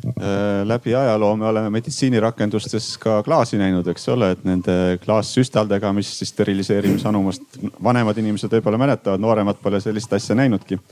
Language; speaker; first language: Estonian; native; Estonian